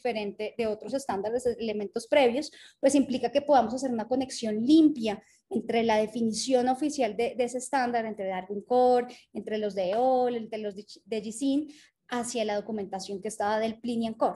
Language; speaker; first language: Spanish; native; Spanish